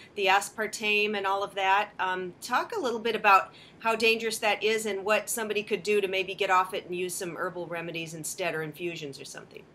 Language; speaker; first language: English; native; English